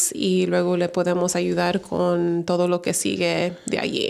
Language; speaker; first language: Spanish; early bilingual, heritage; Spanish